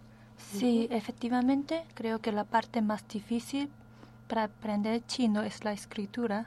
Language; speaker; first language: Spanish; non-native, fluent; Chinese